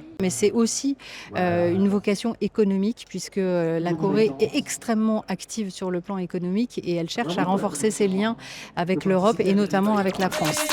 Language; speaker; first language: French; native; French